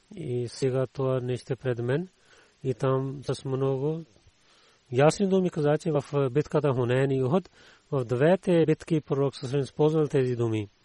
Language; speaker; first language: Bulgarian; non-native, learner; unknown